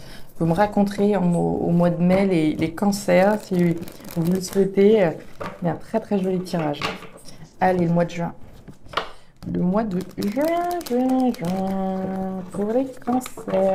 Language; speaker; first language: French; native; French